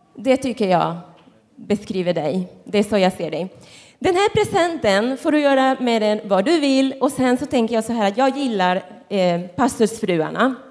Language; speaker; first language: Swedish; native; Swedish